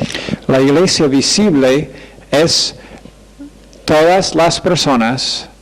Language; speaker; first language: Spanish; non-native, fluent; English